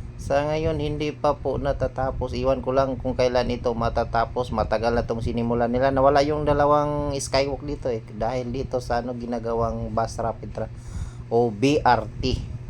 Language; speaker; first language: Filipino; non-native, local second language; Cebuano